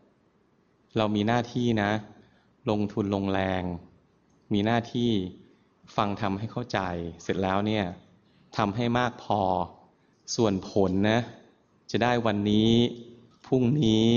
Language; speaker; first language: Thai; native; Thai